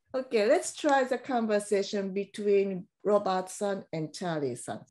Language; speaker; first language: English; non-native, fluent; Japanese